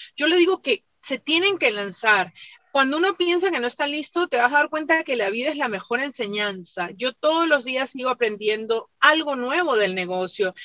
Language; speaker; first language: Spanish; native; Spanish